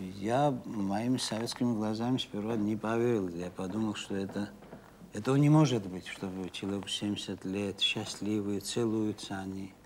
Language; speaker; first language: Russian; non-native, local second language; Georgian